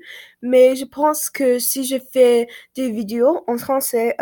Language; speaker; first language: French; non-native, learner; English